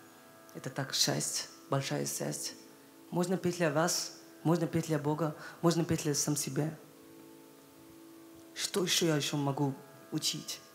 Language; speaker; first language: Russian; non-native, learner; Hindi